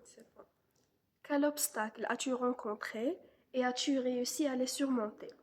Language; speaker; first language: French; non-native, local second language; Arabic